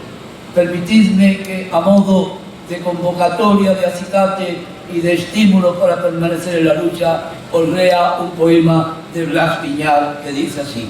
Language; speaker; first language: Spanish; native; Spanish